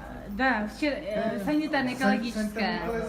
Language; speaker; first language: Russian; non-native, local second language; Kyrgyz